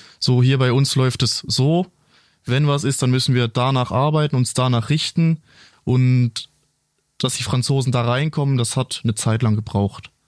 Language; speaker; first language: German; native; German